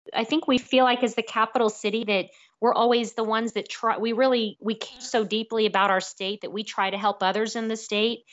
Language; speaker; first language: English; native; English